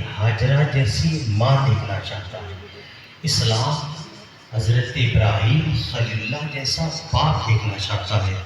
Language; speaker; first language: Urdu; native; Urdu